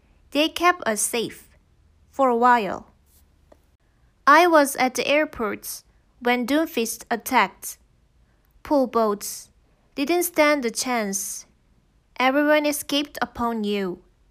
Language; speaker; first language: English; non-native, learner; Korean